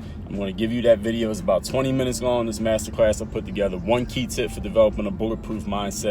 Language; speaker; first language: English; native; English